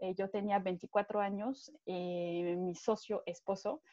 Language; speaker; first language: Spanish; non-native, fluent; French